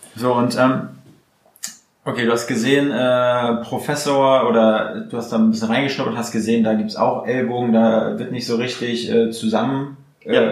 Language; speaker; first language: German; native; German